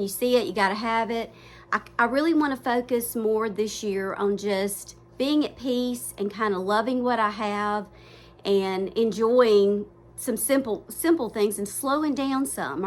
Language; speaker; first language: English; native; English